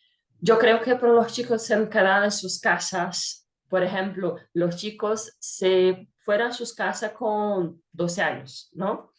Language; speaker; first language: Spanish; non-native, fluent; Portuguese